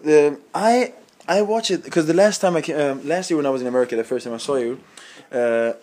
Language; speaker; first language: English; non-native, fluent; Swedish